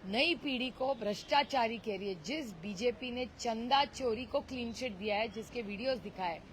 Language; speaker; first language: Hindi; non-native, local second language; Marathi